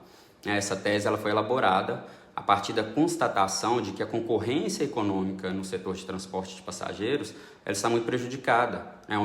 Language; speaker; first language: Portuguese; native; Portuguese